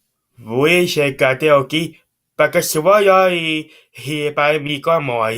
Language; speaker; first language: French; non-native, learner; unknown